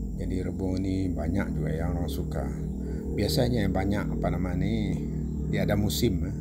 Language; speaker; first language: Malay; non-native, local second language; Iban